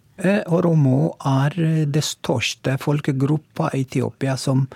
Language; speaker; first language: Norwegian; non-native, learner; Oromo